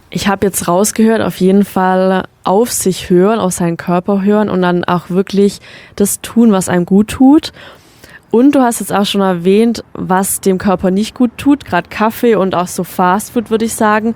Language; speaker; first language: German; native; German